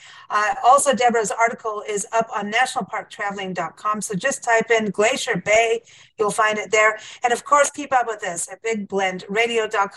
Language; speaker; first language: English; native; English